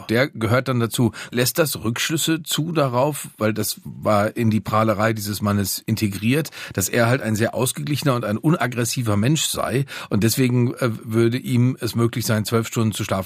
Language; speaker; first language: German; native; German